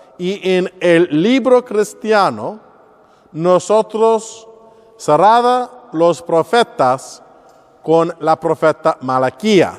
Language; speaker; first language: Spanish; non-native, learner; English